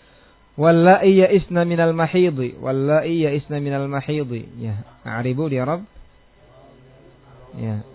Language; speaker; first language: Arabic; non-native, fluent; Indonesian